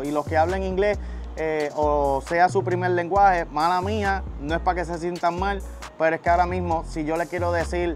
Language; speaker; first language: Spanish; native; Spanish